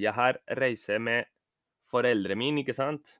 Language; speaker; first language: Norwegian; non-native, fluent; Spanish